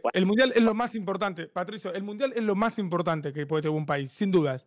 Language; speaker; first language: Spanish; native; Spanish